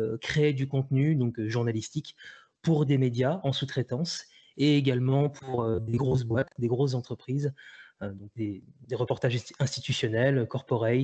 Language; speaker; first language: French; native; French